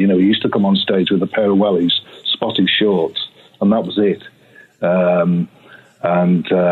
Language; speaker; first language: English; native; English